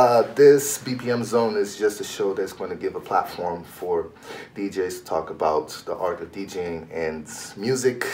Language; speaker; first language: English; native; English